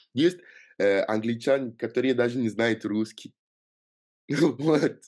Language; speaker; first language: Russian; non-native, fluent; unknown